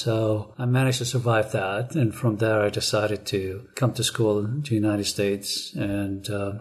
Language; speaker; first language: English; non-native, fluent; Arabic